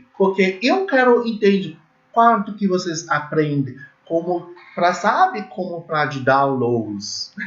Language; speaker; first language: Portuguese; non-native, learner; English